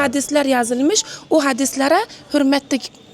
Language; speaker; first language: Turkish; non-native, learner; Uzbek